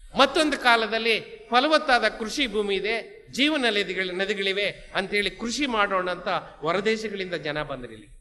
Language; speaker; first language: Kannada; non-native, local second language; Telugu